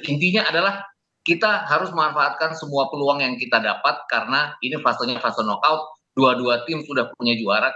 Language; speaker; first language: Indonesian; native; Indonesian